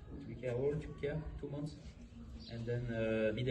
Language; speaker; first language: English; non-native, learner; Dutch